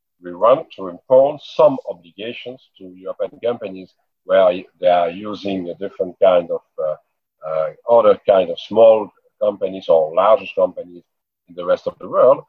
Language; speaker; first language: English; non-native, fluent; French